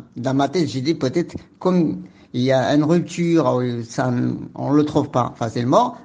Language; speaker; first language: French; non-native, local second language; Arabic